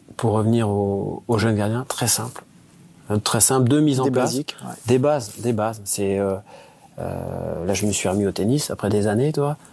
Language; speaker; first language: French; native; French